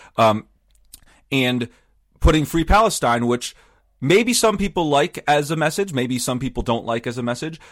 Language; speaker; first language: English; native; English